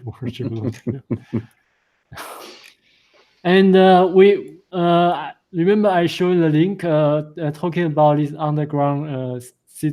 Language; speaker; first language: English; non-native, fluent; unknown